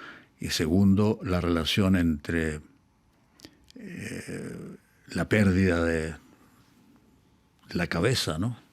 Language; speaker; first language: Spanish; native; Spanish